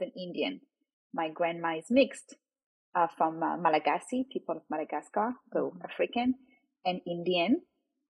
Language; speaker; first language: English; non-native, fluent; French